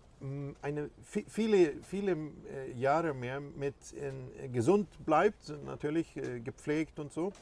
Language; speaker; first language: German; non-native, fluent; Swedish